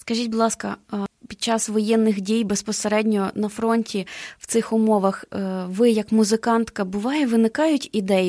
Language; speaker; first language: Ukrainian; native; Ukrainian